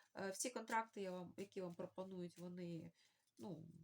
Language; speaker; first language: Ukrainian; non-native, local second language; Russian